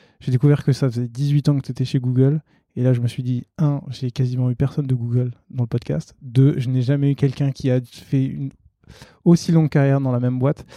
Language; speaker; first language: French; native; French